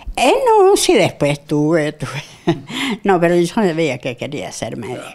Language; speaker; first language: Spanish; native; Spanish